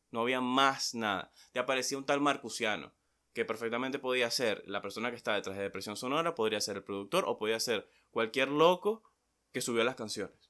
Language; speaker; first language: Spanish; native; Spanish